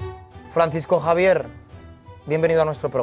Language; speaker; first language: Spanish; native; Spanish